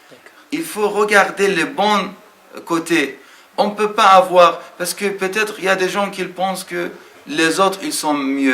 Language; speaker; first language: French; non-native, fluent; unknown